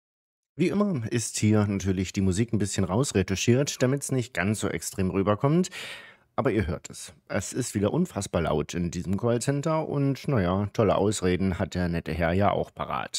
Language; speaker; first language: German; native; German